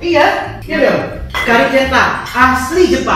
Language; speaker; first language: Indonesian; native; Indonesian